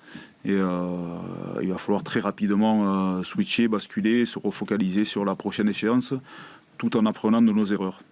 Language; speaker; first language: French; native; French